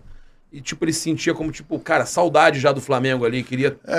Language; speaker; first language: Portuguese; native; Portuguese